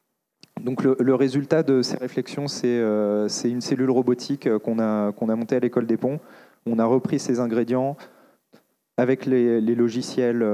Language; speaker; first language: French; native; French